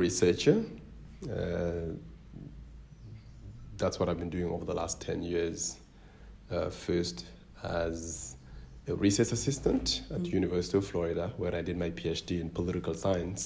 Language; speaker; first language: English; non-native, fluent; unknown